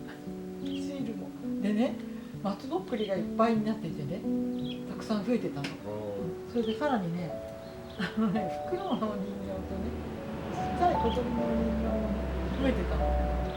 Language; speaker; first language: Japanese; native; Japanese